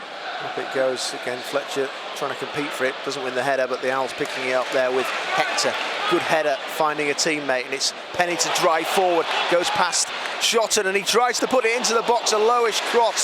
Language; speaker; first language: English; native; English